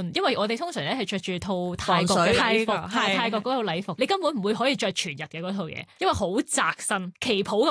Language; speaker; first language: Cantonese; early bilingual, other home language; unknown